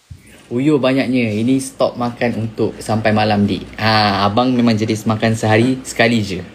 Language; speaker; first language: Malay; native; Malay